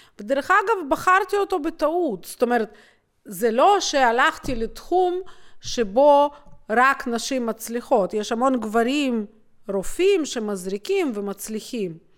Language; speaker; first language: Hebrew; non-native, fluent; Russian